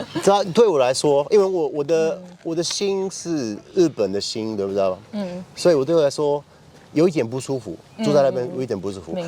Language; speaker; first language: Chinese; non-native, fluent; English